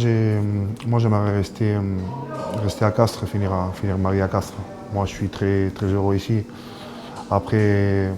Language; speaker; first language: French; non-native, fluent; Spanish